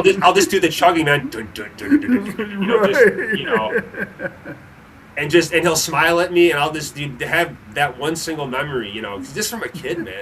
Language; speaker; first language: English; native; English